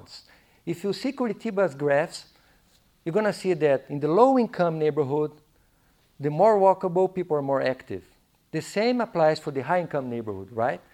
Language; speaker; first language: English; non-native, fluent; Portuguese